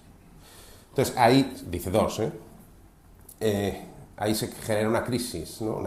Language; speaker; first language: Spanish; native; Spanish